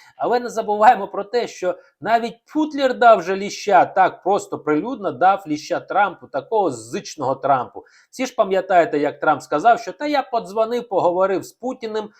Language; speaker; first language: Ukrainian; non-native, local second language; Russian